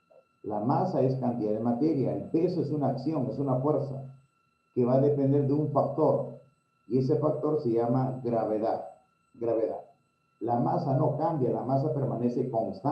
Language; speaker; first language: Spanish; native; Spanish